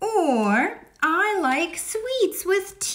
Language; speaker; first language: English; non-native, fluent; Russian